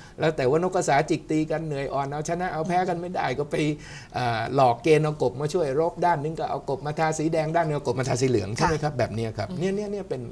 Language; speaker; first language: Thai; native; Thai